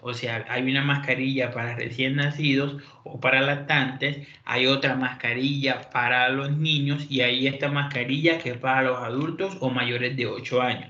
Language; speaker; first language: Spanish; native; Spanish